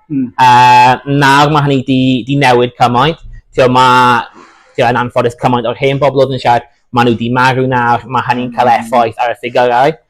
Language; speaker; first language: Welsh; non-native, local second language; English